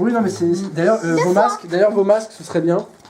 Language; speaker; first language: French; native; French